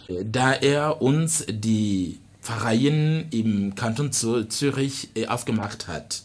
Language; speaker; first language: German; non-native, fluent; Rundi